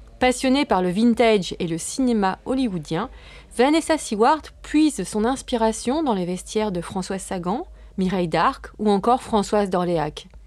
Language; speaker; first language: French; native; French